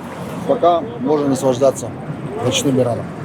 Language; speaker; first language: Russian; native; Russian